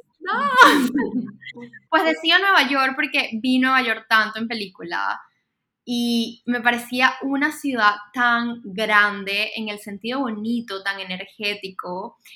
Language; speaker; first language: Spanish; native; Spanish